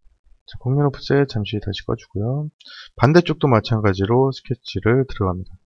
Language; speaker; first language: Korean; native; Korean